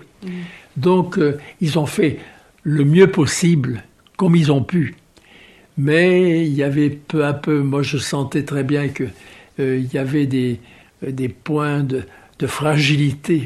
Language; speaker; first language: French; native; French